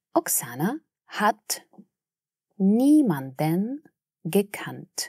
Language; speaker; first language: German; non-native, fluent; Russian